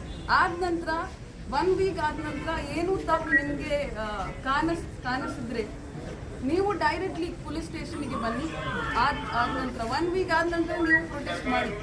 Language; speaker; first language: Kannada; non-native, fluent; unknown